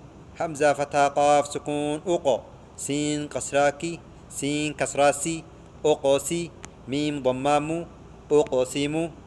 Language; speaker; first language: Arabic; non-native, fluent; Oromo